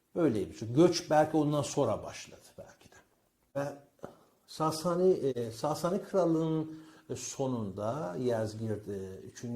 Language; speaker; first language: Turkish; non-native, fluent; Persian